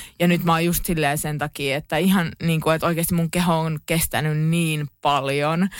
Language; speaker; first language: Finnish; native; Finnish